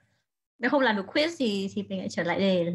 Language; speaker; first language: Vietnamese; native; Vietnamese